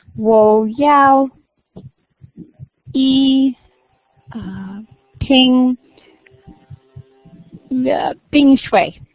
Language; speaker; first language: Chinese; non-native, learner; English